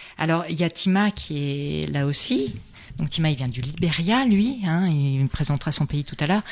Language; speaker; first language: French; native; French